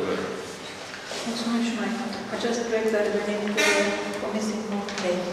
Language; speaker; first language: Romanian; native; Romanian